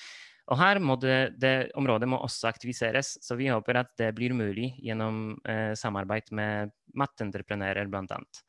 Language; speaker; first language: Norwegian; non-native, fluent; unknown